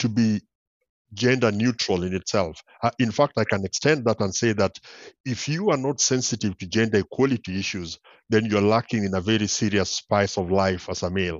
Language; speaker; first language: English; non-native, local second language; Luo (Kenya and Tanzania)